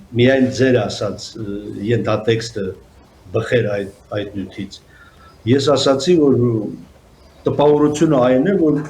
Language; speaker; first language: Armenian; native; Armenian